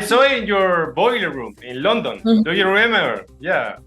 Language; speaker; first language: English; non-native, learner; Spanish